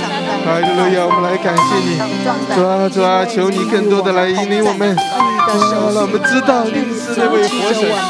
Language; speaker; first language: Chinese; native; Chinese